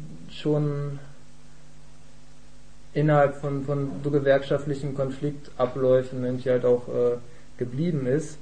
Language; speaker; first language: German; native; German